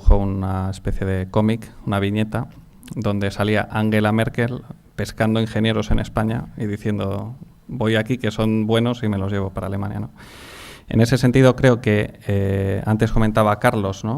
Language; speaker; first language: Spanish; native; Spanish